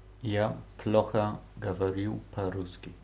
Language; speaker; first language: Russian; non-native, learner; German